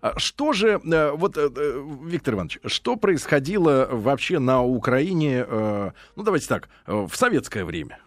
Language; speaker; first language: Russian; native; Russian